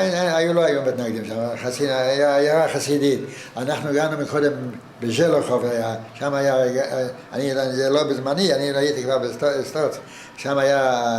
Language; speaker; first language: Hebrew; non-native, fluent; Yiddish